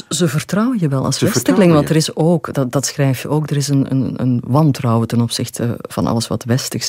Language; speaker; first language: Dutch; native; Dutch